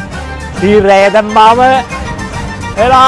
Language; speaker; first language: Dutch; native; Dutch